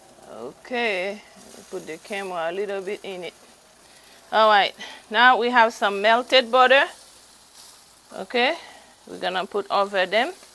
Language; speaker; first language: English; non-native, fluent; Haitian Creole